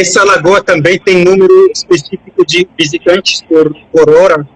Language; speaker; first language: Portuguese; non-native, fluent; French